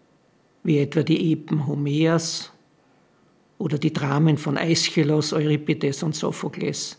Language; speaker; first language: German; native; German